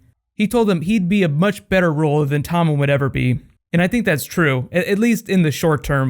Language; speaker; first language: English; native; English